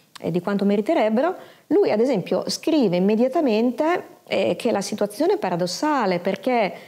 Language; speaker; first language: Italian; native; Italian